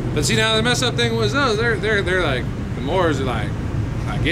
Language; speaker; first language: English; native; English